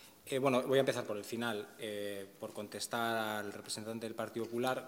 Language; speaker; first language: Spanish; native; Spanish